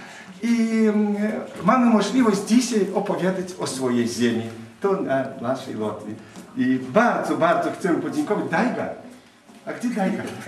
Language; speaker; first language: Polish; early bilingual, heritage; Polish